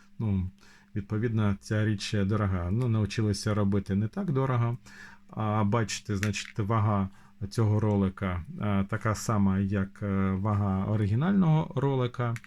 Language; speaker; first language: Ukrainian; non-native, local second language; Russian